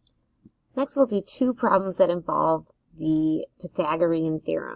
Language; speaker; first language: English; native; English